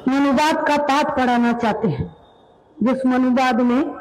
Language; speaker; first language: Hindi; non-native, local second language; Bangla